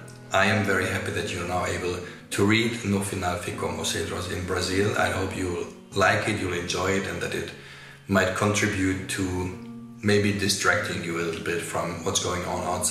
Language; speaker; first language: English; non-native, fluent; German